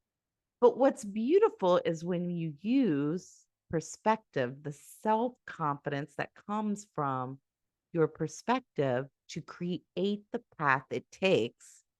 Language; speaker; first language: English; native; English